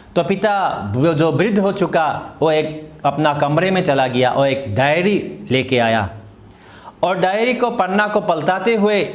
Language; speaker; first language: Hindi; non-native, local second language; Assamese